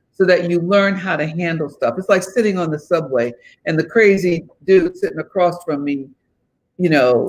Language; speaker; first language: English; native; English